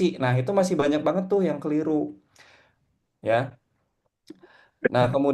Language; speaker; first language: Indonesian; native; Indonesian